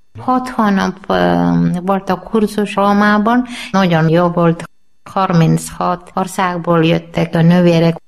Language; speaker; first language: Hungarian; non-native, learner; Malayalam